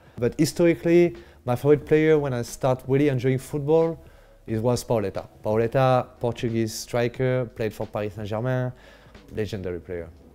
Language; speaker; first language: English; non-native, fluent; French